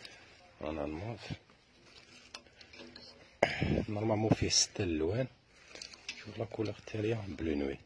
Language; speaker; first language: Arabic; native; Arabic